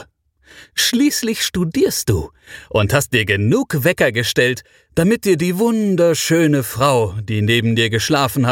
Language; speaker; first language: German; native; German